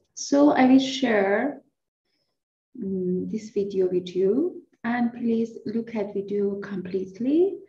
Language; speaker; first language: English; non-native, fluent; Persian